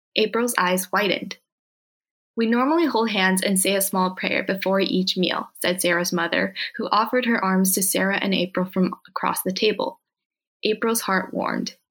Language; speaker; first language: English; early bilingual, other home language; Korean